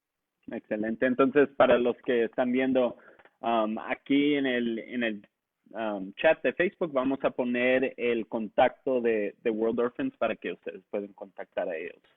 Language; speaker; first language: Spanish; non-native, local second language; English